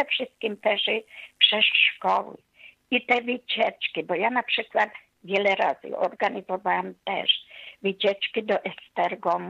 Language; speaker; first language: Polish; non-native, fluent; Hungarian